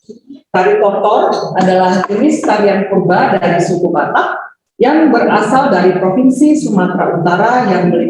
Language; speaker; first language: Indonesian; native; Indonesian